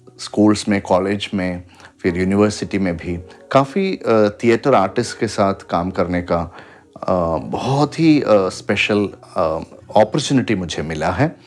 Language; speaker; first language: Hindi; non-native, local second language; Malayalam